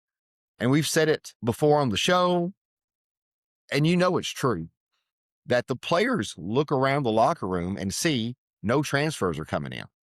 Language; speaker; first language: English; native; English